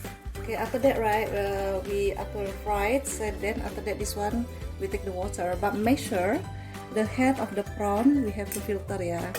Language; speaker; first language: English; non-native, learner; Indonesian